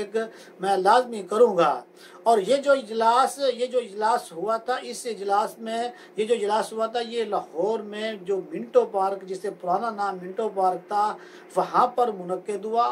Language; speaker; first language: Urdu; native; Urdu